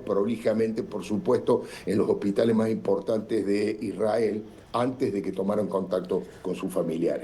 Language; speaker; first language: Spanish; native; Spanish